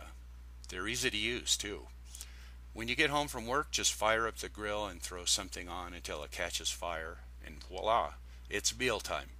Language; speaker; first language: English; native; English